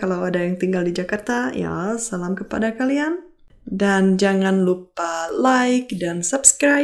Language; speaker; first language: Indonesian; non-native, fluent; Czech